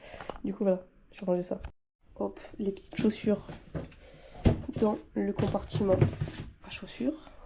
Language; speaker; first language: French; native; French